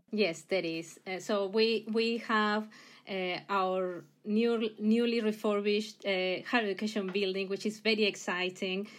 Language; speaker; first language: English; non-native, fluent; Spanish